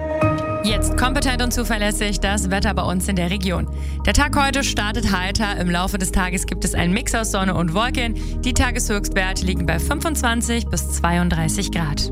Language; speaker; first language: German; native; German